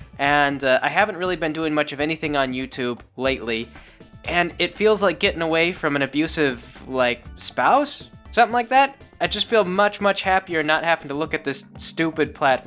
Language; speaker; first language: English; native; English